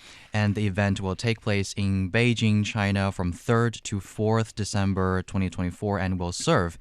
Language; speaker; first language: English; non-native, fluent; Chinese